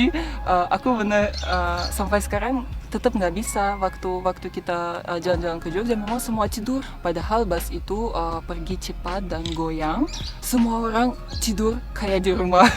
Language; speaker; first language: Indonesian; non-native, fluent; Russian